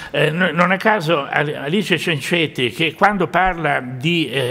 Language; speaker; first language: Italian; native; Italian